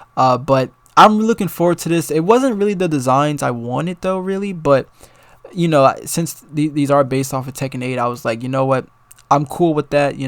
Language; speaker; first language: English; native; English